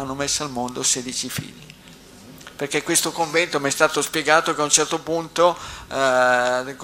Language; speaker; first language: Italian; native; Italian